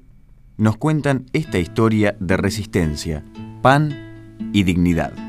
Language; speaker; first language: Spanish; native; Spanish